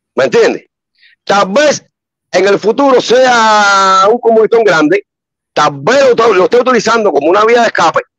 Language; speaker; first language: Spanish; native; Spanish